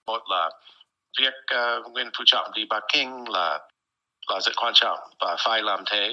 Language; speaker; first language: Vietnamese; non-native, fluent; English